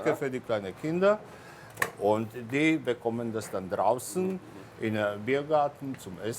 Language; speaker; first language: German; non-native, fluent; Slovak